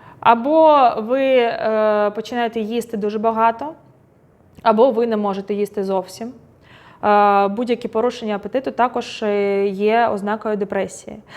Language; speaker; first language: Ukrainian; non-native, local second language; Russian